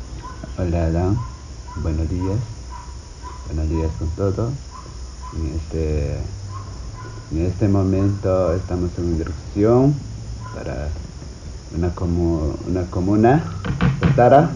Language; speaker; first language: Spanish; non-native, local second language; Shipibo-Conibo